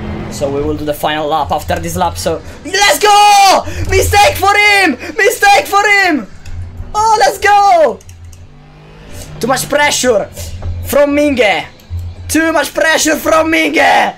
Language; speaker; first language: English; non-native, fluent; Italian